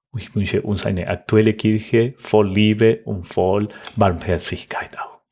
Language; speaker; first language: German; non-native, fluent; Spanish